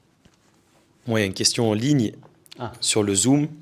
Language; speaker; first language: French; native; French